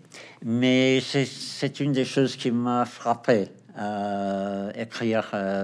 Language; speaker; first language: French; non-native, fluent; Portuguese